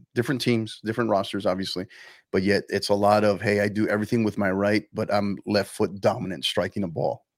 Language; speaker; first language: English; native; English